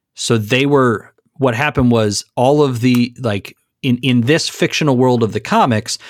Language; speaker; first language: English; native; English